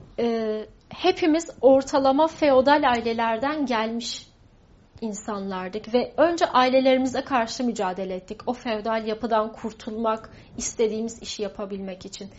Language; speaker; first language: Turkish; non-native, local second language; Kurdish